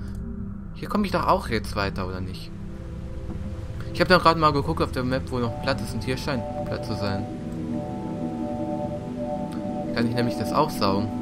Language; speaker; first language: German; native; German